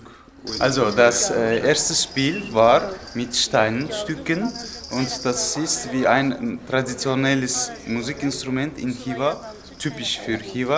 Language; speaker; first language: German; non-native, fluent; Uzbek